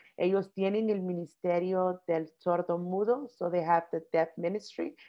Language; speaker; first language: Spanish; early bilingual, heritage; Spanish